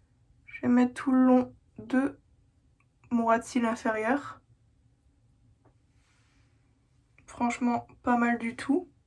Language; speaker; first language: French; native; French